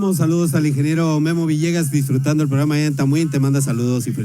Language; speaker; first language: Spanish; native; Spanish